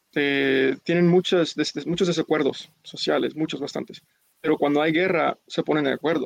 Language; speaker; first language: Spanish; early bilingual, heritage; English